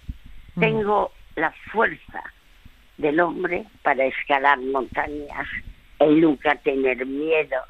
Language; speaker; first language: Spanish; early bilingual, other home language; French